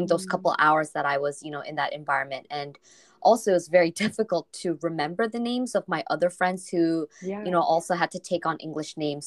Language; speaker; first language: English; non-native, fluent; Korean